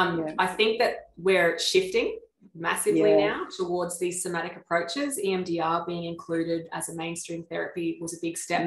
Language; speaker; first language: English; native; English